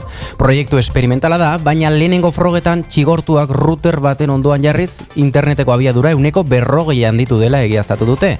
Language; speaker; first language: Basque; native; Basque